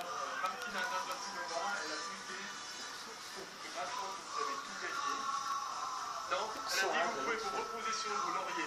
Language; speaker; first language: French; native; French